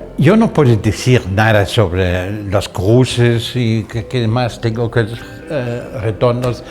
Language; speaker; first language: Spanish; non-native, fluent; German